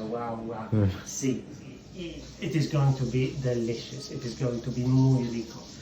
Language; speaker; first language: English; non-native, fluent; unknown